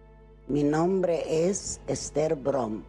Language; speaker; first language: Spanish; non-native, fluent; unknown